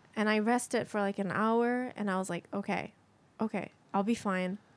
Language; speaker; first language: English; non-native, fluent; Japanese